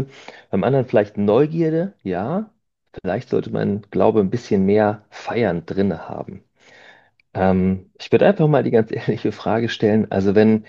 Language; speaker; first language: German; native; German